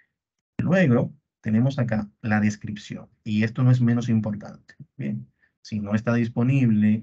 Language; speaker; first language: Spanish; native; Spanish